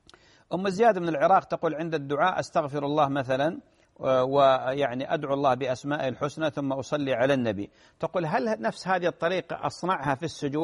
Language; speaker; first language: Arabic; native; Arabic